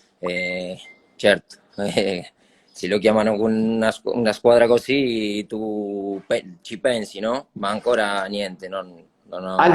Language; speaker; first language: Italian; non-native, fluent; Spanish